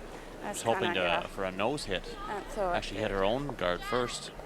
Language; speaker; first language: English; native; English